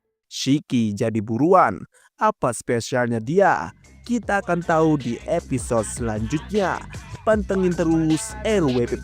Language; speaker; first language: Indonesian; native; Indonesian